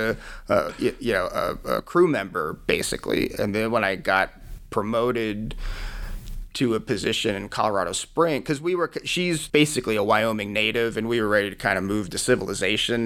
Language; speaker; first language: English; native; English